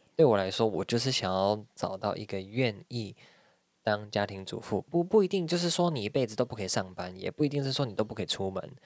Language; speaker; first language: Chinese; native; Chinese